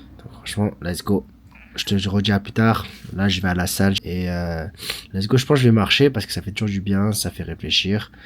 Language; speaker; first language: French; native; French